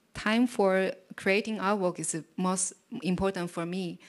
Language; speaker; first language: English; non-native, fluent; Japanese